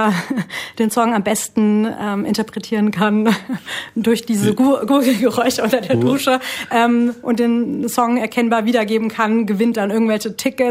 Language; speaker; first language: German; native; German